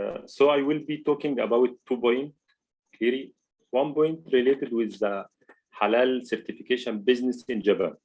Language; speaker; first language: English; non-native, learner; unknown